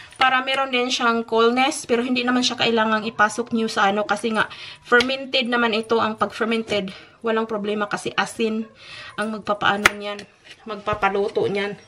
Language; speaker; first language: Filipino; non-native, local second language; Cebuano